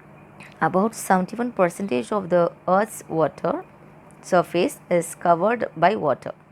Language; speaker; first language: English; non-native, local second language; Tamil